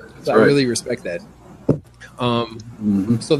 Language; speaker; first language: English; native; English